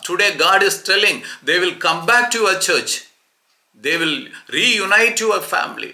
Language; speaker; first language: English; non-native, local second language; Tamil